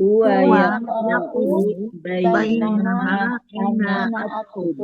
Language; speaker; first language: Arabic; non-native, learner; Indonesian